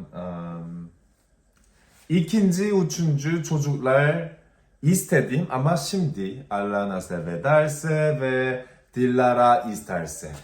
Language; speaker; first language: Turkish; non-native, learner; Korean